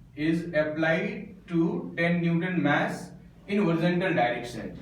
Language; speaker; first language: English; non-native, local second language; Nepali